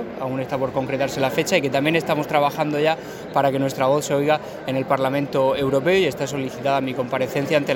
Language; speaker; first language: Spanish; native; Spanish